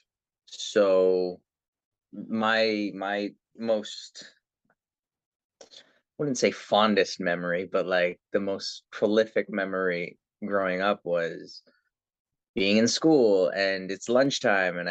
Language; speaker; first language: English; native; English